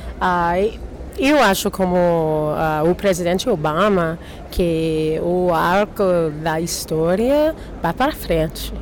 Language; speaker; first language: Portuguese; non-native, learner; English